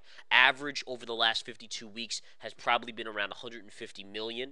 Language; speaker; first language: English; native; English